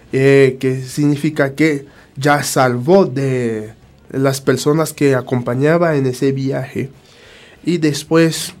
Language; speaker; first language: Spanish; non-native, fluent; Haitian Creole